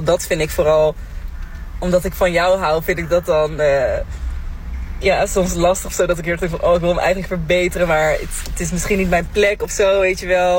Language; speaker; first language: Dutch; native; Dutch